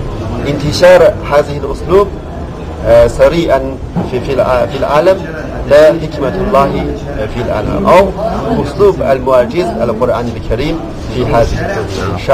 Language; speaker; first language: Arabic; non-native, learner; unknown